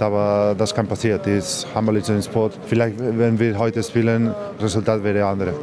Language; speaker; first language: German; non-native, learner; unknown